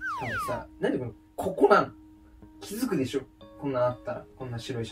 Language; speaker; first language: Japanese; native; Japanese